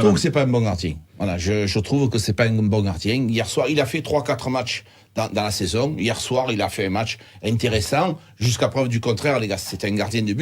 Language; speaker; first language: French; native; French